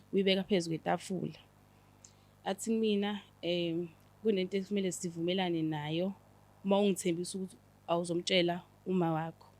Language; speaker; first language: Zulu; native; Zulu